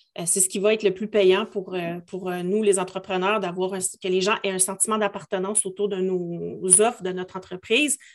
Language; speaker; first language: French; native; French